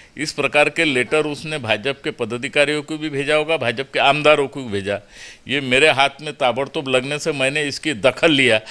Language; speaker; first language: Hindi; non-native, local second language; Marathi